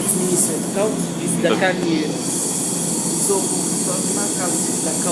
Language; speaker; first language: Dutch; non-native, learner; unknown